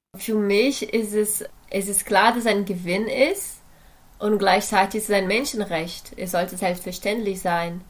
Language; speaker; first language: German; non-native, fluent; Portuguese